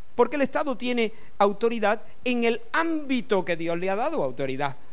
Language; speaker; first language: Spanish; native; Spanish